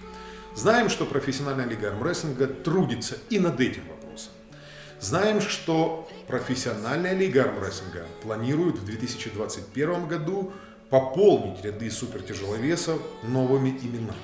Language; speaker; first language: Russian; native; Russian